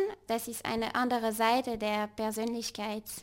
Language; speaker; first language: German; non-native, fluent; French